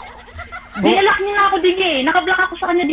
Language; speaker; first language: Filipino; native; Filipino